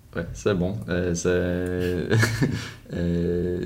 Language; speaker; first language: French; non-native, learner; Swedish